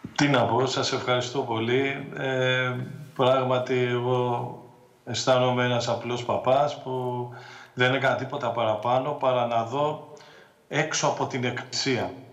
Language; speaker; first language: Greek; native; Greek